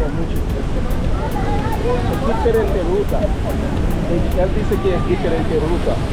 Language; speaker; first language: Spanish; non-native, learner; Haitian Creole